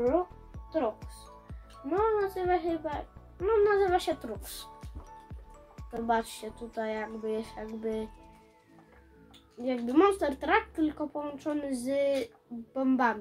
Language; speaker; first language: Polish; early bilingual, heritage; Polish